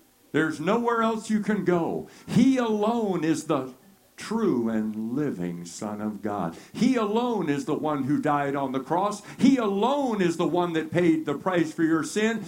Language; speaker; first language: English; native; English